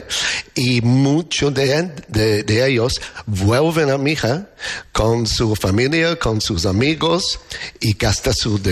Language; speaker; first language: Spanish; non-native, fluent; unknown